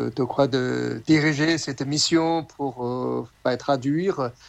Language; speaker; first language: French; non-native, fluent; Chinese